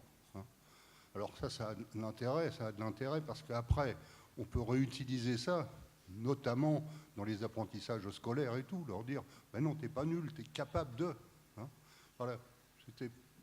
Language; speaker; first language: French; native; French